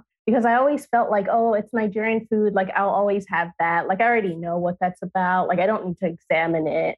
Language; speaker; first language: English; non-native, local second language; Yoruba